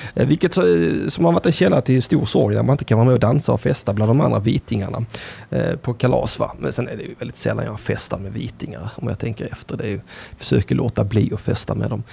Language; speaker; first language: Swedish; native; Swedish